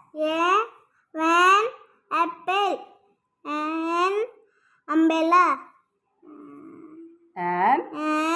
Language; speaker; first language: English; non-native, learner; Telugu